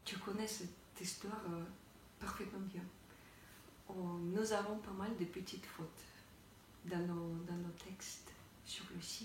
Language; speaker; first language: French; non-native, fluent; Russian